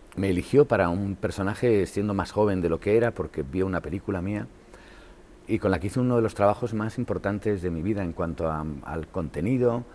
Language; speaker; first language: Spanish; native; Spanish